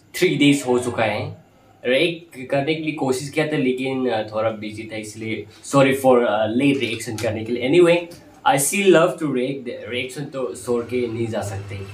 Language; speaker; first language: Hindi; non-native, local second language; Kok Borok